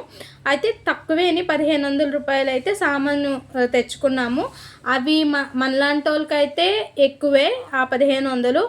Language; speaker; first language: Telugu; native; Telugu